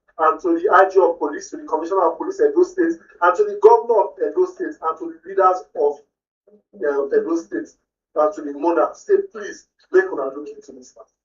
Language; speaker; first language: Nigerian Pidgin; native; Nigerian Pidgin